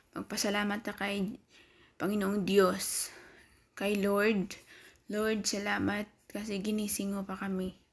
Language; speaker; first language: Filipino; non-native, local second language; Cebuano